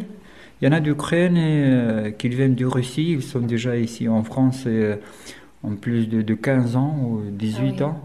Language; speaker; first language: French; non-native, learner; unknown